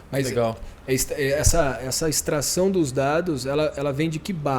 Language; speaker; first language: Portuguese; native; Portuguese